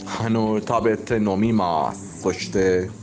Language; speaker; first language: Japanese; non-native, learner; Persian